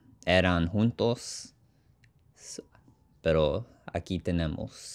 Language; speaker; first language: Spanish; non-native, learner; English